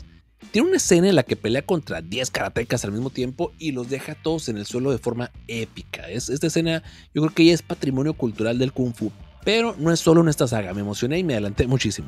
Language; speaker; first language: Spanish; native; Spanish